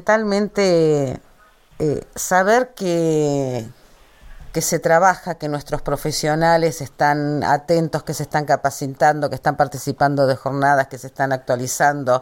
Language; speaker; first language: Spanish; native; Spanish